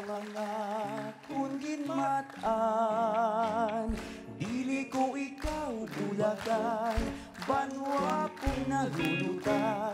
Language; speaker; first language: Filipino; non-native, local second language; Hiligaynon